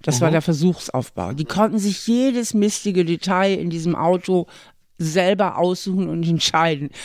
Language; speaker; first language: German; native; German